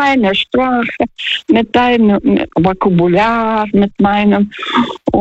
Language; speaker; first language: German; non-native, fluent; Russian